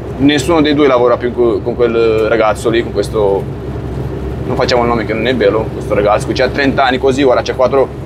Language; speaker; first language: Italian; non-native, fluent; Romanian